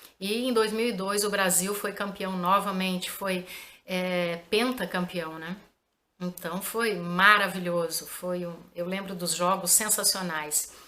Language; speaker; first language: Portuguese; native; Portuguese